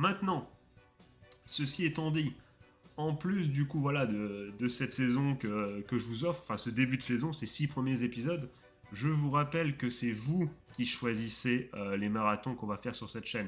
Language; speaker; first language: French; native; French